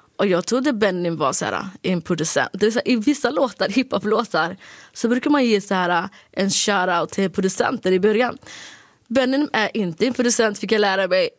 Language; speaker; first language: Swedish; early bilingual, other home language; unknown